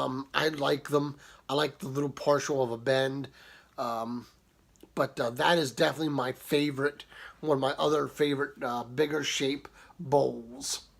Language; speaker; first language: English; native; English